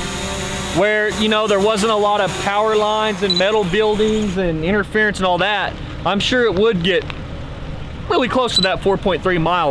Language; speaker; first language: English; native; English